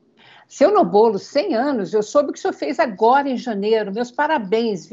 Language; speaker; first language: Portuguese; native; Portuguese